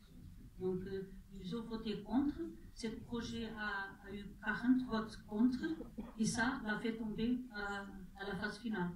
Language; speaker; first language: French; non-native, fluent; Portuguese